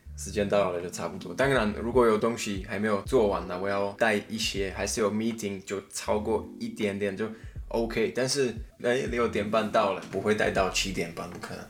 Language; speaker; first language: Chinese; non-native, fluent; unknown